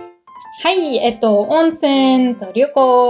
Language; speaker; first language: Japanese; non-native, learner; German